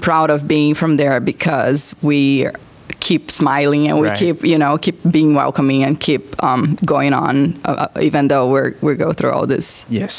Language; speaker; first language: English; non-native, fluent; Portuguese